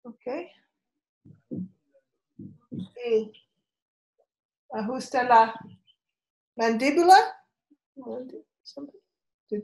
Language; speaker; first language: Spanish; non-native, learner; English